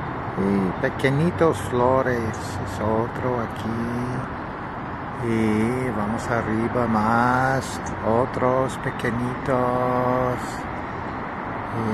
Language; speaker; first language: Spanish; non-native, learner; English